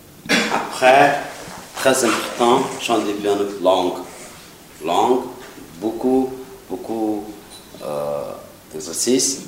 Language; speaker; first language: French; non-native, learner; Mongolian